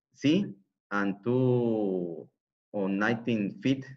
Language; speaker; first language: English; non-native, learner; Spanish